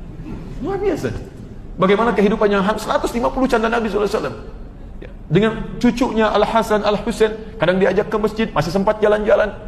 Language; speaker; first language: Indonesian; native; Indonesian